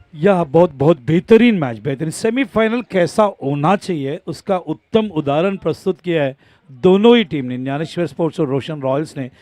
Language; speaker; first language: Hindi; non-native, local second language; Marathi